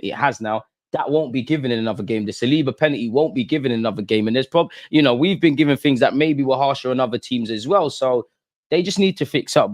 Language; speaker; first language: English; native; English